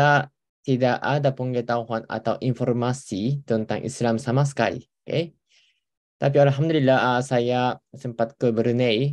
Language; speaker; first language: Indonesian; non-native, fluent; Japanese